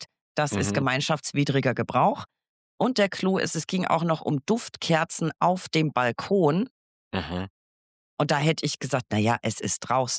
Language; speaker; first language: German; native; German